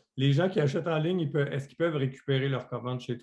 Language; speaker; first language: French; native; French